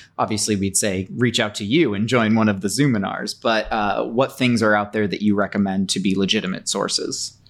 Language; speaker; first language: English; native; English